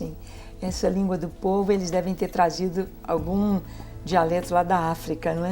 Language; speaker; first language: Portuguese; native; Portuguese